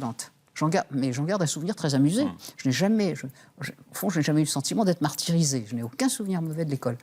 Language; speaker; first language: French; native; French